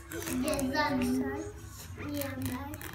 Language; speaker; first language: Catalan; non-native, local second language; Spanish